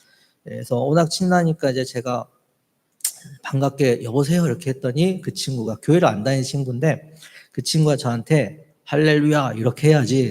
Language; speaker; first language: Korean; native; Korean